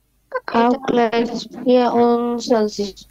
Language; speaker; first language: German; non-native, learner; Bangla